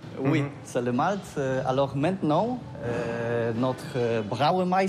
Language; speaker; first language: French; non-native, learner; Polish